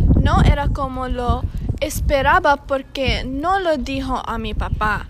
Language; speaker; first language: Spanish; non-native, learner; English